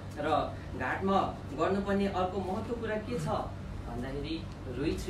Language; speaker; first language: Nepali; non-native, local second language; Gurung